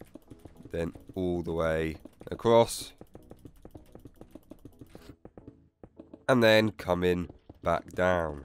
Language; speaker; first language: English; native; English